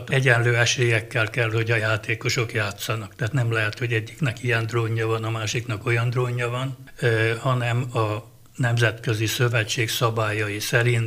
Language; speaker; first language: Hungarian; native; Hungarian